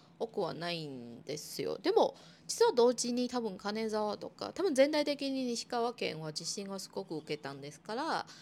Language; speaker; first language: Japanese; non-native, fluent; Chinese